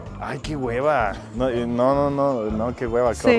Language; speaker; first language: Spanish; native; Spanish